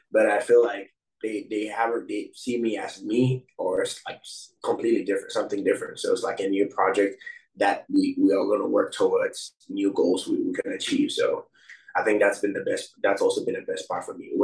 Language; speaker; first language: English; non-native, local second language; Akan